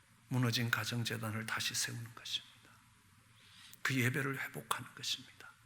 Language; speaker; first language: Korean; native; Korean